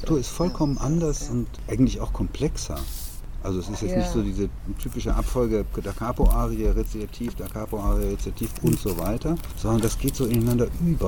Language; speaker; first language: German; native; German